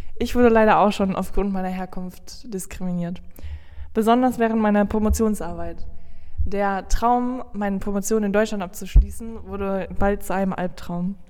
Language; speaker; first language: German; non-native, fluent; Spanish